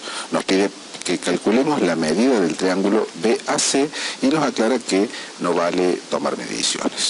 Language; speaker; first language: Spanish; native; Spanish